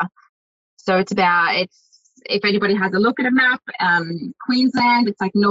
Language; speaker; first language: English; native; English